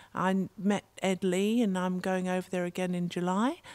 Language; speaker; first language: English; native; English